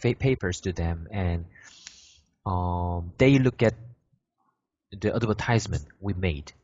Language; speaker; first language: English; non-native, learner; Korean